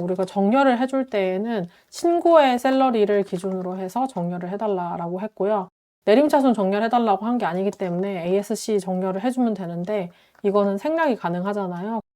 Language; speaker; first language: Korean; native; Korean